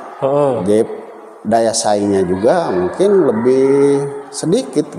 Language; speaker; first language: Indonesian; native; Indonesian